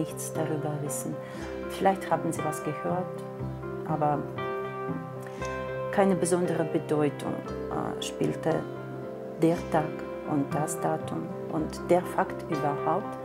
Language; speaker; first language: German; non-native, fluent; Russian